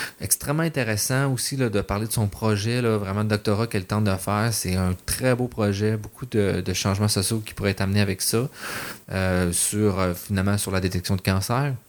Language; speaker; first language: French; native; French